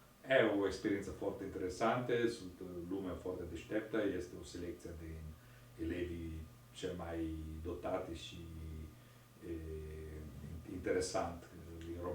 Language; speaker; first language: Romanian; non-native, learner; Italian